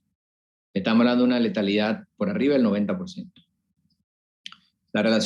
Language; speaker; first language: Spanish; native; Spanish